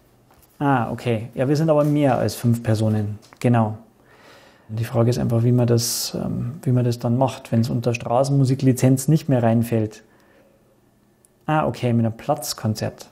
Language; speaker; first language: German; native; German